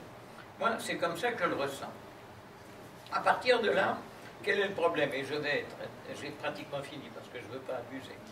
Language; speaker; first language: French; native; French